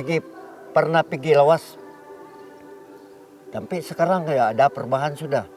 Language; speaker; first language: Indonesian; non-native, local second language; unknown